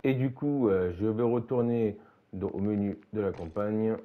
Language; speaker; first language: French; native; French